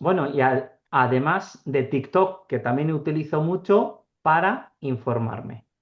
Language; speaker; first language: Spanish; non-native, fluent; Urdu